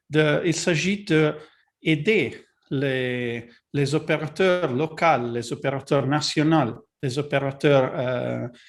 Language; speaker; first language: French; non-native, learner; Italian